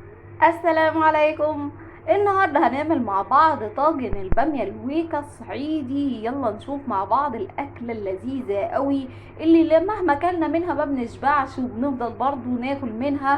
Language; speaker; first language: Arabic; native; Arabic